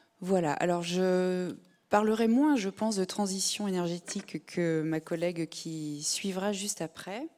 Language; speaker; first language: French; native; French